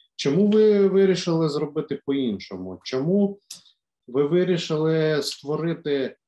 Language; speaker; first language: Ukrainian; native; Ukrainian